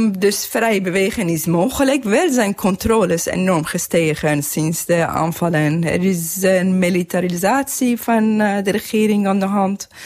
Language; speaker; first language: Dutch; non-native, fluent; Persian